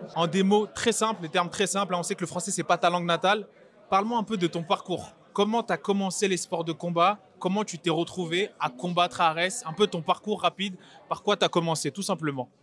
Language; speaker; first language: French; native; French